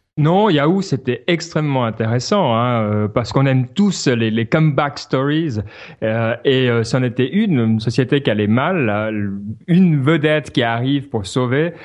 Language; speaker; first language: French; native; French